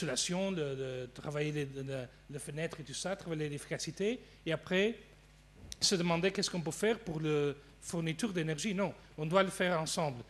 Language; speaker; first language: French; non-native, fluent; Portuguese